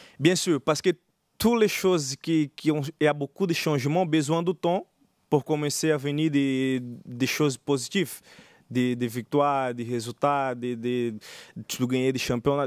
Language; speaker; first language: French; non-native, learner; Portuguese